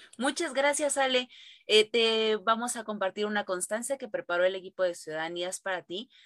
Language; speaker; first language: Spanish; native; Spanish